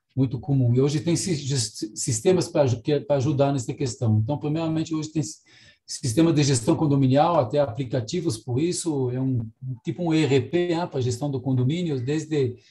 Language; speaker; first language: Portuguese; non-native, fluent; Hebrew